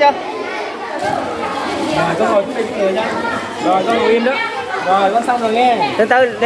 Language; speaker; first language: Vietnamese; native; Vietnamese